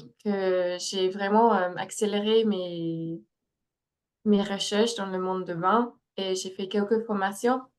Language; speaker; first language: French; non-native, fluent; English